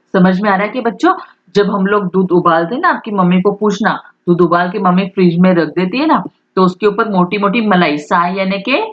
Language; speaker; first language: Hindi; non-native, local second language; Marathi